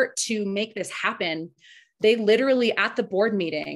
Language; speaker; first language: English; early bilingual, other home language; Spanish